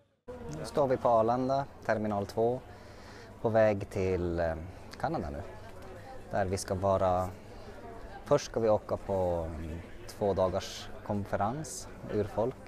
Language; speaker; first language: Swedish; native; Swedish